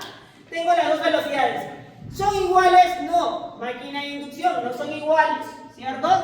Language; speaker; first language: Spanish; native; Spanish